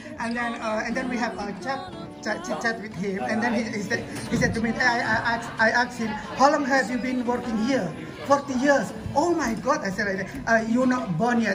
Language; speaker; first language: English; non-native, learner; Indonesian